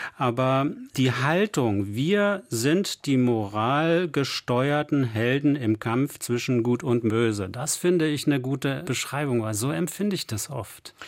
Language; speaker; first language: German; native; German